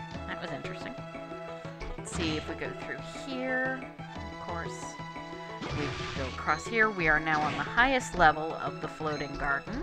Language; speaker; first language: English; native; English